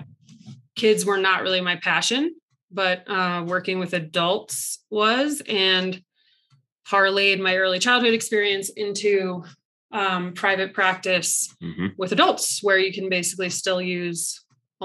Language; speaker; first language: English; native; English